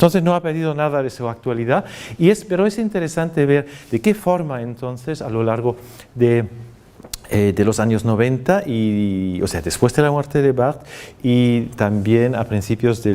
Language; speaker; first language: Spanish; non-native, fluent; German